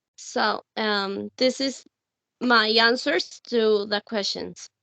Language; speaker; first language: English; non-native, learner; Spanish